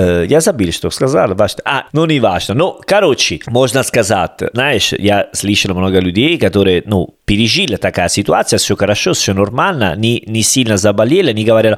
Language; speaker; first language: Russian; non-native, learner; Italian